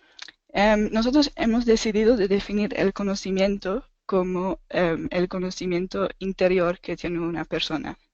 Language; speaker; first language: Spanish; non-native, fluent; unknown